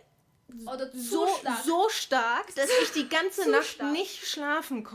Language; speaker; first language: German; native; German